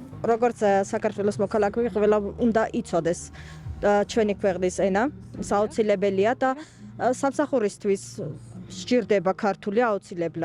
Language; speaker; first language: Georgian; non-native, local second language; Armenian